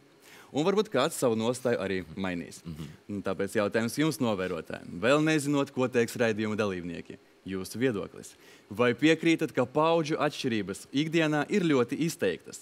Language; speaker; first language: Latvian; native; Latvian